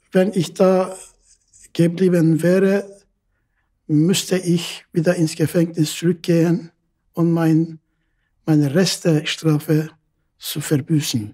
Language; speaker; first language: German; non-native, fluent; Turkish